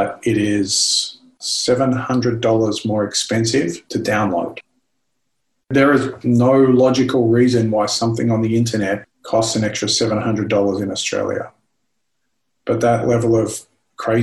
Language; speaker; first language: English; native; English